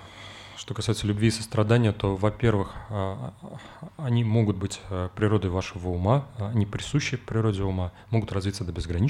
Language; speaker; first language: Russian; native; Russian